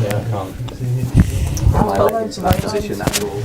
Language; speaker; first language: English; native; English